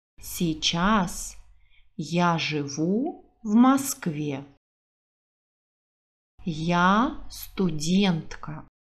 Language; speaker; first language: Russian; non-native, fluent; Portuguese